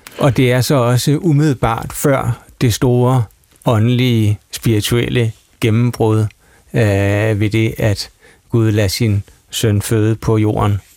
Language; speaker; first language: Danish; native; Danish